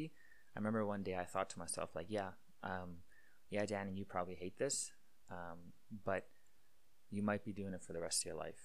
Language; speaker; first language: English; native; English